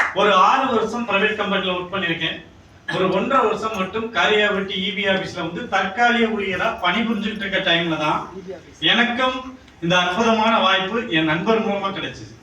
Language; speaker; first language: Tamil; native; Tamil